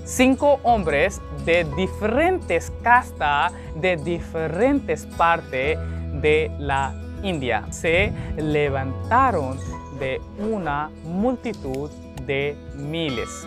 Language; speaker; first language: Spanish; non-native, learner; Hindi